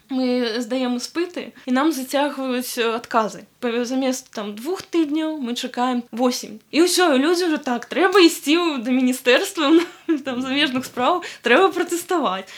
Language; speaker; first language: Belarusian; non-native, local second language; Russian